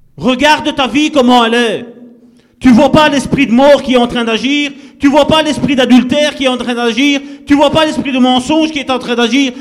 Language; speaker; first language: French; non-native, fluent; Italian